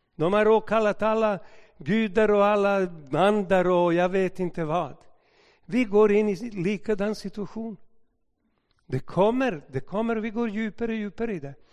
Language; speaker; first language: Swedish; non-native, fluent; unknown